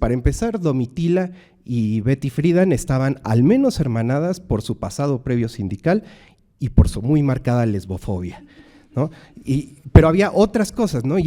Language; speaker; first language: Spanish; native; Spanish